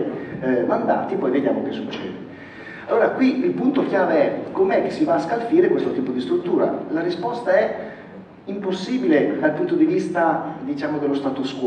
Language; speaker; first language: Italian; native; Italian